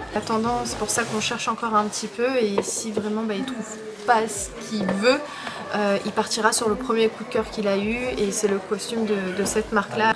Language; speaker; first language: French; native; French